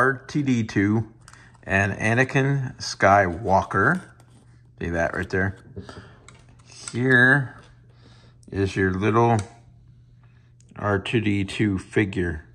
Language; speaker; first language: English; native; English